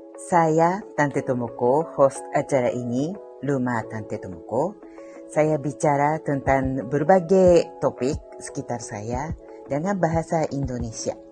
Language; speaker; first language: Indonesian; non-native, fluent; Japanese